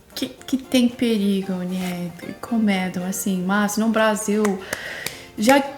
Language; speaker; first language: Portuguese; non-native, fluent; English